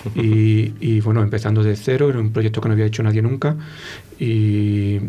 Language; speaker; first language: Spanish; native; Spanish